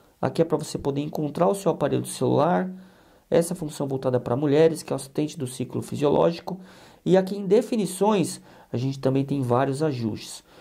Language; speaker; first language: Portuguese; native; Portuguese